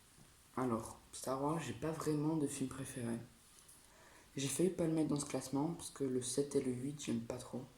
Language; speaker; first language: French; native; French